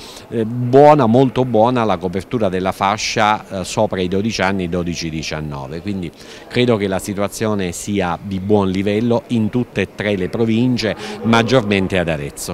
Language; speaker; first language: Italian; native; Italian